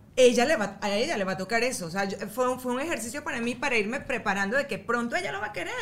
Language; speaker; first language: Spanish; native; Spanish